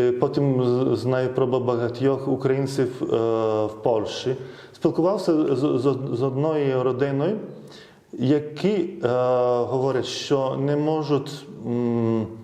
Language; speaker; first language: Ukrainian; non-native, fluent; Lithuanian